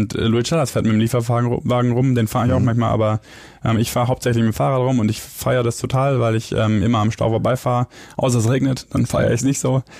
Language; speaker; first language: German; native; German